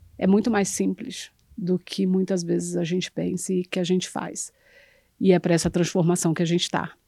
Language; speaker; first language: Portuguese; native; Portuguese